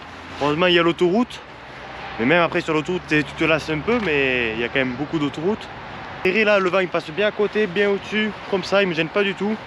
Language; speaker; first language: French; native; French